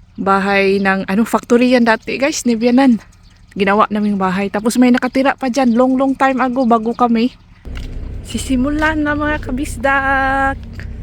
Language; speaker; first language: Filipino; non-native, local second language; Cebuano